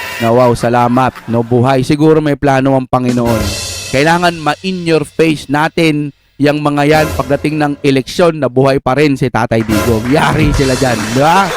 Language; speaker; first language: Filipino; non-native, local second language; Iloko